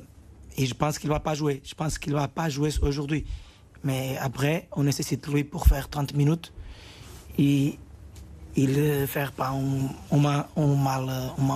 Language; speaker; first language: French; non-native, fluent; Portuguese